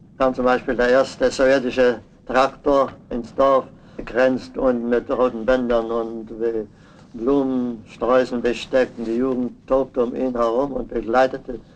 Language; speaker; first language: German; non-native, local second language; Upper Sorbian